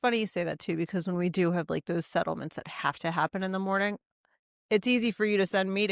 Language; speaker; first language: English; native; English